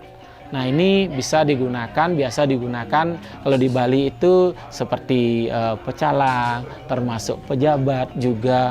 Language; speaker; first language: Indonesian; native; Indonesian